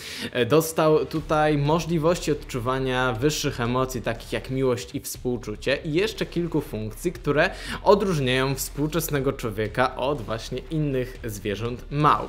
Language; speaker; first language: Polish; native; Polish